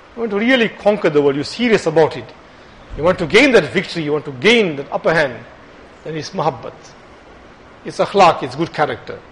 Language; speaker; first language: English; native; English